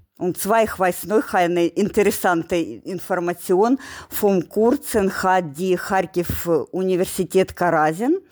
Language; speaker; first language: German; non-native, learner; Ukrainian